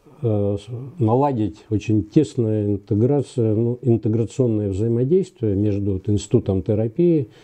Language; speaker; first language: Russian; native; Russian